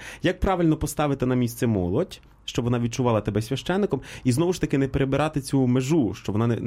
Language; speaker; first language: Ukrainian; native; Ukrainian